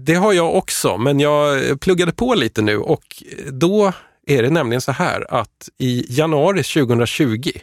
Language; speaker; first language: Swedish; native; Swedish